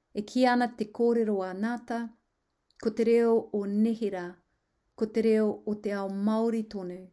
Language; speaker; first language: Māori; non-native, local second language; English